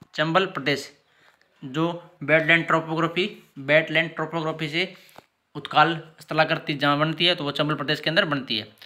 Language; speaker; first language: Hindi; native; Hindi